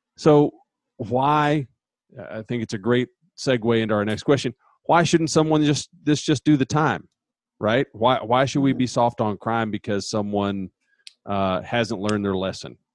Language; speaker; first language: English; native; English